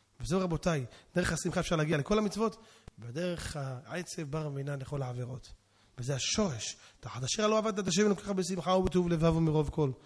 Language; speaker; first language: Hebrew; native; Hebrew